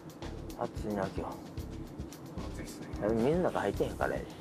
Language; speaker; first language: Japanese; native; Japanese